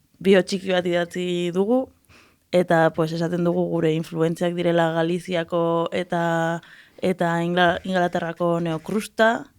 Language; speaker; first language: Basque; non-native, local second language; Spanish